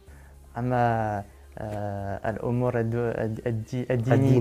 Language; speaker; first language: Arabic; non-native, learner; French